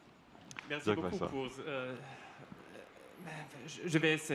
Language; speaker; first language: French; non-native, learner; German